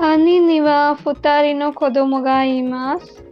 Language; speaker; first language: Japanese; non-native, learner; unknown